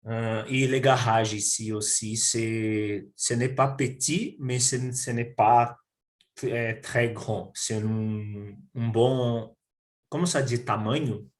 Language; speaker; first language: French; non-native, learner; Portuguese